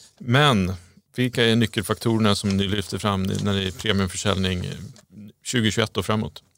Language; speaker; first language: Swedish; native; Swedish